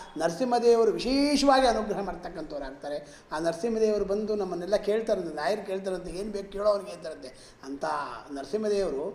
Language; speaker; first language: Kannada; native; Kannada